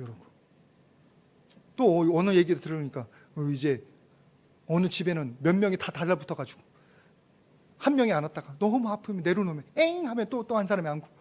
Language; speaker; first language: Korean; native; Korean